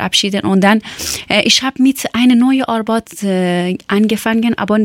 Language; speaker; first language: German; non-native, learner; Persian